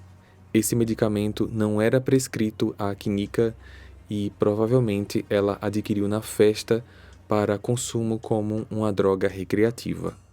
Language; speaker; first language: Portuguese; native; Portuguese